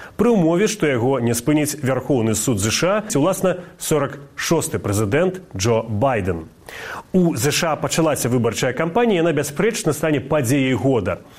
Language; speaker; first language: Belarusian; native; Belarusian